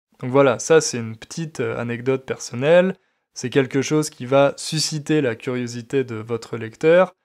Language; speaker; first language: French; native; French